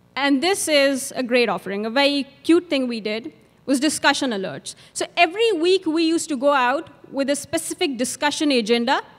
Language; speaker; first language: English; non-native, local second language; Urdu